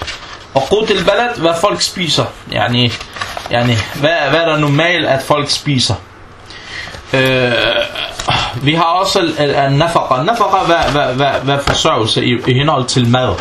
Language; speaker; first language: Danish; non-native, fluent; Arabic